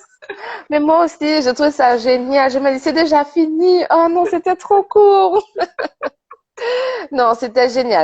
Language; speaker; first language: French; native; French